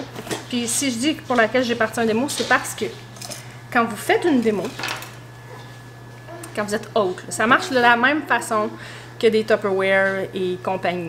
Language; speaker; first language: French; native; French